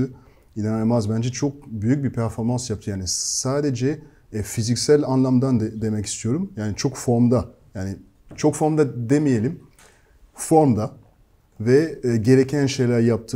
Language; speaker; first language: Turkish; non-native, fluent; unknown